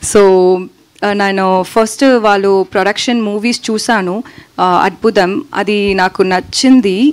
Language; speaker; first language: Telugu; non-native, learner; Tamil